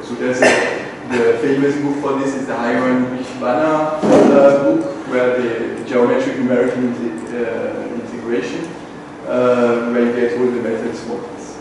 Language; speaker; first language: English; non-native, fluent; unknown